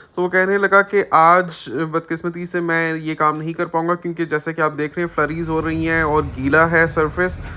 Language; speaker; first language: Urdu; native; Urdu